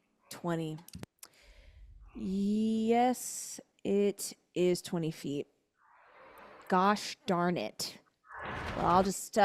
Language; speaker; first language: English; native; English